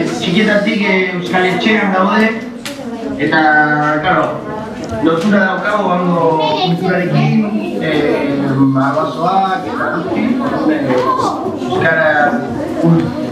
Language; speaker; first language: Basque; early bilingual, heritage; Spanish